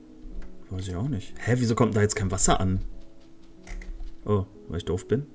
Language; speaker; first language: German; native; German